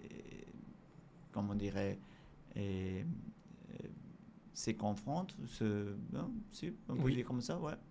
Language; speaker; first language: French; non-native, fluent; Spanish